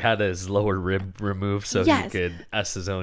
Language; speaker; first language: English; native; English